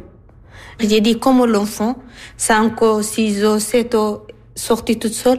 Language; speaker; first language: French; non-native, learner; Arabic